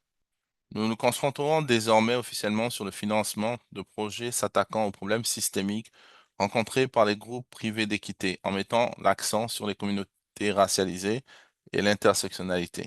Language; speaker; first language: French; native; French